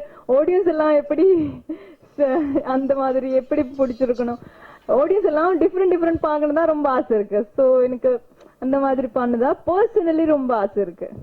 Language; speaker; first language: Tamil; non-native, learner; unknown